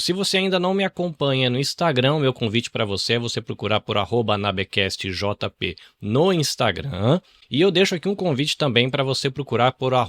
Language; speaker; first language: Portuguese; native; Portuguese